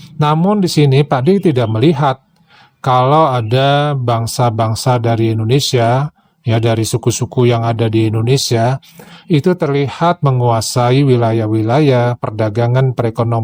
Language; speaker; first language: Indonesian; native; Indonesian